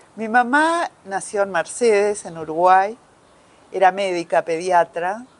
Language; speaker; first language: Spanish; native; Spanish